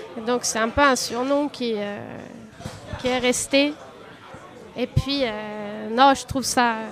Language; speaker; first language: French; non-native, fluent; Swedish